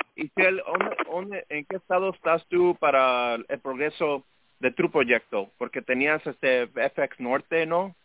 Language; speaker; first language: Spanish; early bilingual, heritage; Spanish